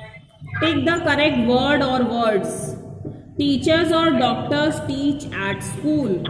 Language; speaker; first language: English; non-native, local second language; Hindi